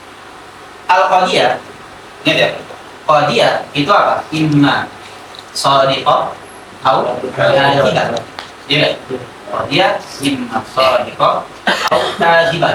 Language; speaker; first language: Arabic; non-native, fluent; Indonesian